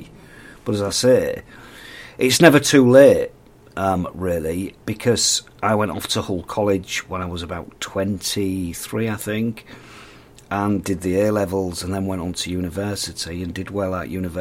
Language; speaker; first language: English; native; English